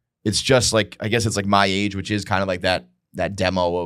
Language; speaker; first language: English; native; English